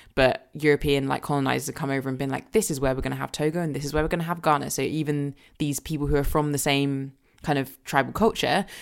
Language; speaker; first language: English; native; English